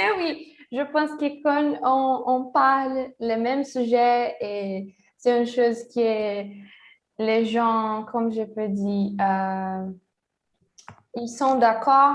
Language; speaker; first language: French; non-native, learner; Portuguese